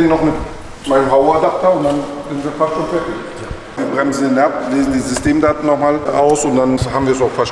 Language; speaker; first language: German; native; German